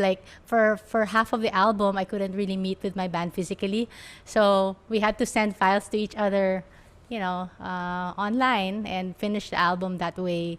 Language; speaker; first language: English; non-native, local second language; Filipino